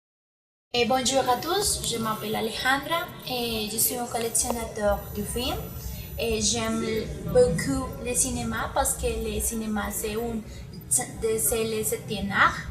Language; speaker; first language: French; non-native, learner; Spanish